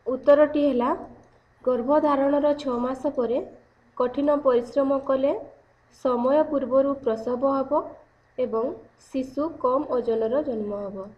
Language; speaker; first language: Odia; native; Odia